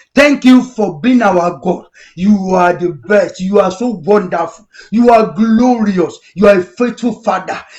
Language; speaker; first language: English; non-native, local second language; Yoruba